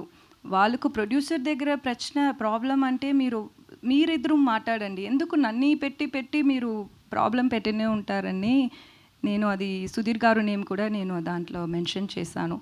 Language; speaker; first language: Telugu; non-native, fluent; Tamil